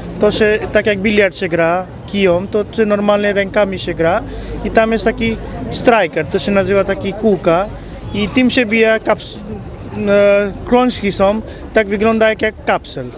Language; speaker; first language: Polish; non-native, learner; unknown